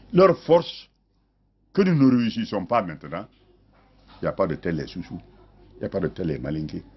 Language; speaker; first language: French; non-native, local second language; Mandingo